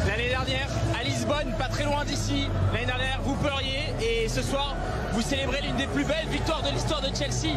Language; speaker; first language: French; native; French